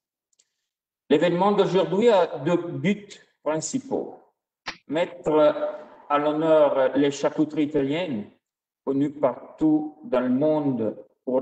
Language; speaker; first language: French; non-native, fluent; Italian